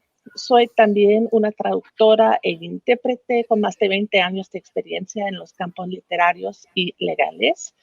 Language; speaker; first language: Spanish; non-native, fluent; English